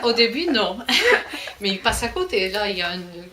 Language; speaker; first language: French; non-native, fluent; Icelandic